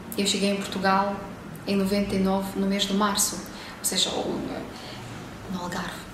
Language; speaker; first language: Portuguese; non-native, fluent; Romanian